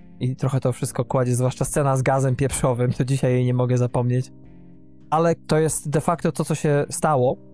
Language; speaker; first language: Polish; native; Polish